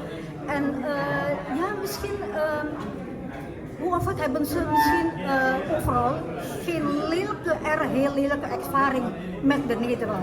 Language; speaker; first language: Dutch; early bilingual, heritage; Indonesian